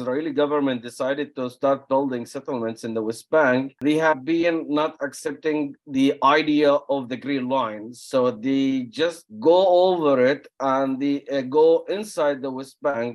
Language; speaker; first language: English; non-native, fluent; Arabic